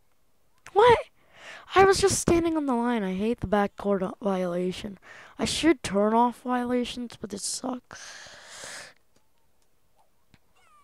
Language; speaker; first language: English; native; English